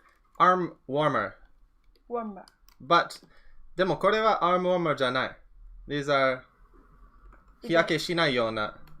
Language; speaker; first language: Japanese; non-native, learner; English